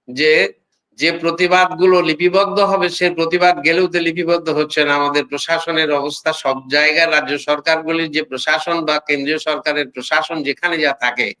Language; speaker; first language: Bangla; native; Bangla